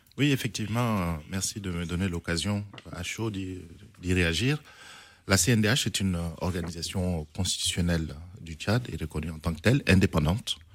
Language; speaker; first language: French; non-native, local second language; Arabic